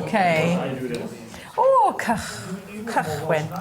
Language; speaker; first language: Welsh; non-native, learner; English